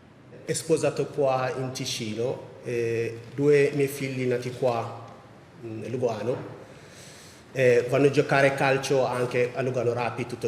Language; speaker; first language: Italian; non-native, learner; Tigrinya